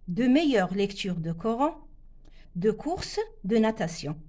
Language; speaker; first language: French; non-native, local second language; Arabic